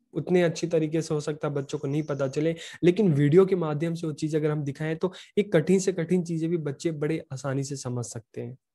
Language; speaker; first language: Hindi; native; Hindi